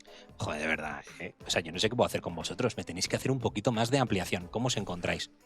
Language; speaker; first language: Spanish; native; Spanish